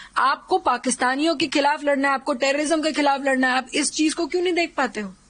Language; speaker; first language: Hindi; native; Hindi